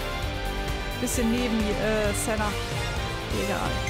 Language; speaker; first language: German; native; German